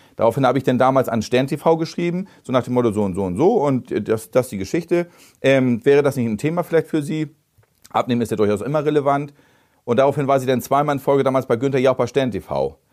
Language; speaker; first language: German; native; German